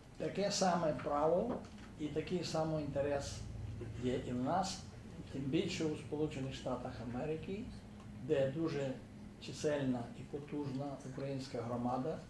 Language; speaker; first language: Ukrainian; native; Ukrainian